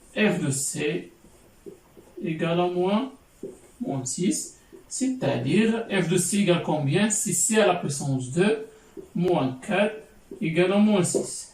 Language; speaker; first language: French; non-native, local second language; Arabic